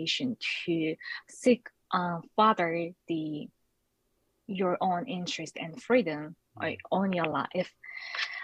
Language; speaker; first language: English; non-native, fluent; Korean